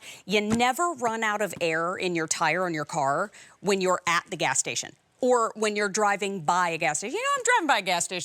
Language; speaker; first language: English; native; English